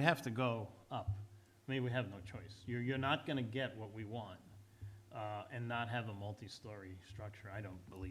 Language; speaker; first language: English; native; English